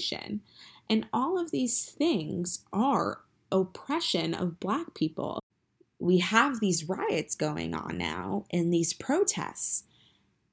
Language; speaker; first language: English; native; English